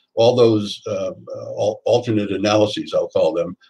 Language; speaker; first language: English; native; English